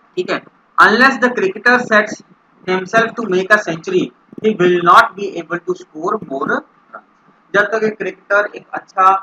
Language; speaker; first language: Hindi; non-native, local second language; Punjabi